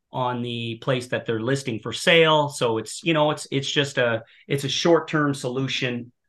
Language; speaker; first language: English; native; English